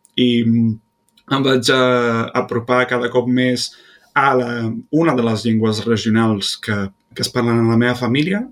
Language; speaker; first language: Catalan; non-native, fluent; Italian